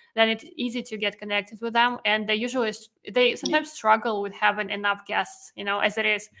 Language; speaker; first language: English; non-native, fluent; Russian